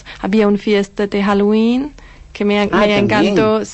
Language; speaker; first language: Spanish; non-native, learner; Danish